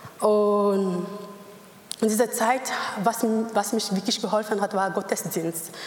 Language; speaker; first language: German; non-native, learner; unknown